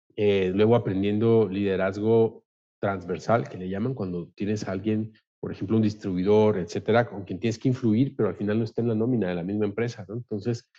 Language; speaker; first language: Spanish; native; Spanish